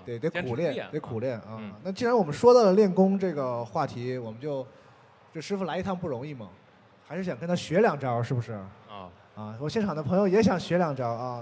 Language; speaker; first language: Chinese; native; Chinese